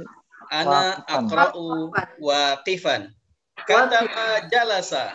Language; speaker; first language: Arabic; non-native, fluent; Indonesian